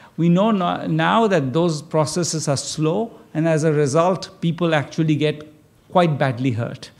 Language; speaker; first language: English; non-native, local second language; Bangla